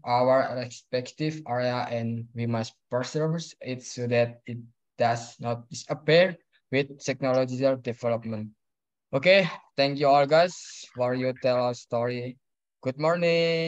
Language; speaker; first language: English; non-native, learner; Indonesian